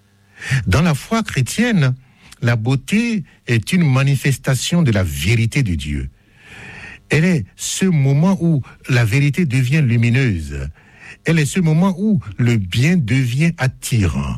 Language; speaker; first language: French; native; French